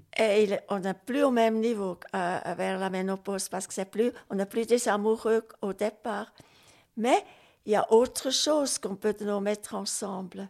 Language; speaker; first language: French; non-native, local second language; Swiss German